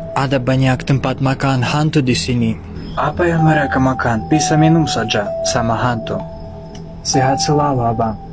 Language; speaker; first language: Indonesian; non-native, fluent; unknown